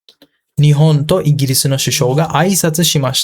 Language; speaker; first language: Japanese; non-native, fluent; Sinhala